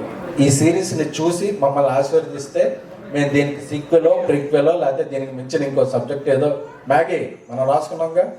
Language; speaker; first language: Telugu; native; Telugu